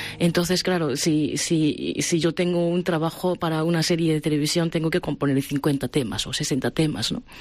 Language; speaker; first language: Spanish; non-native, fluent; Japanese